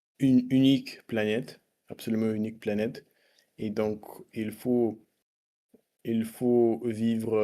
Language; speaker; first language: French; non-native, learner; Russian